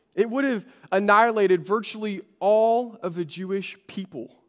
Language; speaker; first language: English; native; English